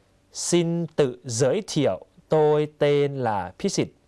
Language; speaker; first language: Vietnamese; non-native, fluent; Thai